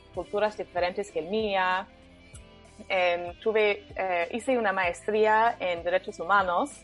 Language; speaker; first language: Spanish; non-native, fluent; English